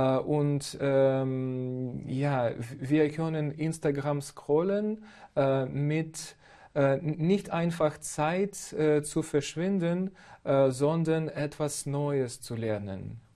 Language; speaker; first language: German; non-native, fluent; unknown